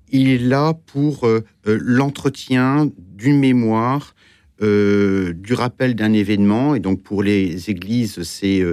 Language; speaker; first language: French; native; French